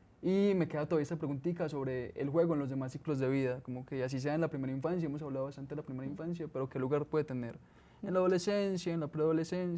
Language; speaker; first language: Spanish; native; Spanish